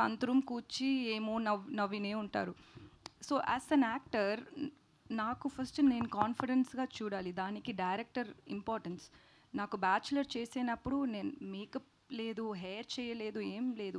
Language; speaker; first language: Telugu; non-native, learner; Tamil